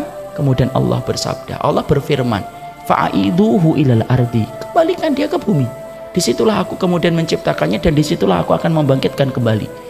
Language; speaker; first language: Indonesian; native; Indonesian